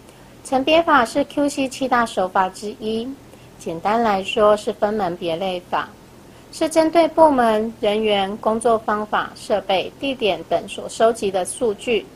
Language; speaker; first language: Chinese; native; Chinese